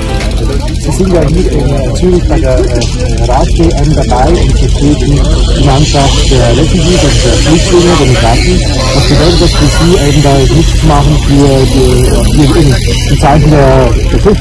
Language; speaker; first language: German; native; German